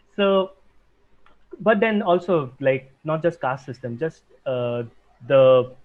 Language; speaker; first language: English; non-native, local second language; Assamese